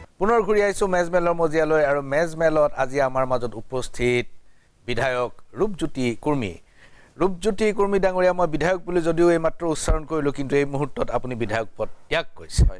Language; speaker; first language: Assamese; native; Assamese